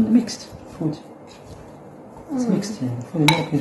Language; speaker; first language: English; non-native, learner; Arabic